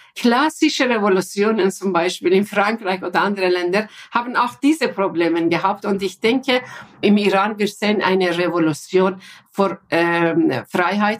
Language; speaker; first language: German; non-native, fluent; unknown